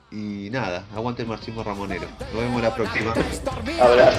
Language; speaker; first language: Spanish; native; Spanish